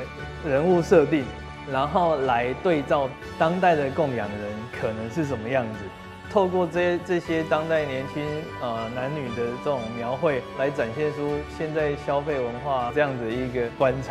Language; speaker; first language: Chinese; native; Chinese